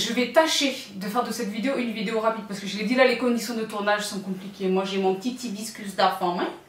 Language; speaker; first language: French; native; French